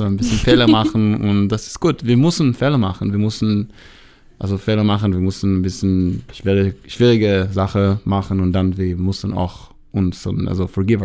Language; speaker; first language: German; non-native, learner; Hebrew